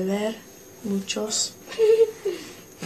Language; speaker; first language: Spanish; non-native, learner; English